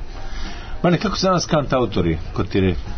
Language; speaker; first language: Serbian; native; Serbian